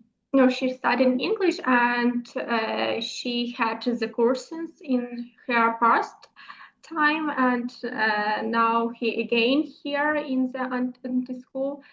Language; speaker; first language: English; non-native, learner; Ukrainian